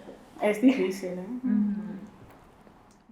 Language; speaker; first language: Spanish; non-native, fluent; English